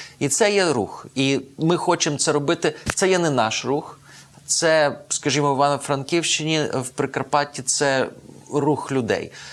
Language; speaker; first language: Ukrainian; native; Ukrainian